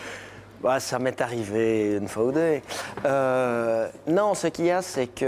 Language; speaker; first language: French; native; French